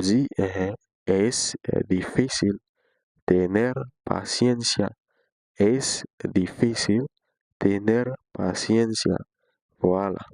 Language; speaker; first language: Spanish; non-native, fluent; Haitian Creole